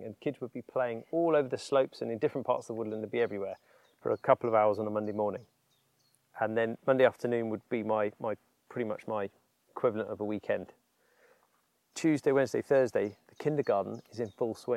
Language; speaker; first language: English; native; English